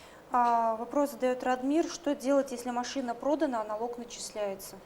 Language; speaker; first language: Russian; native; Russian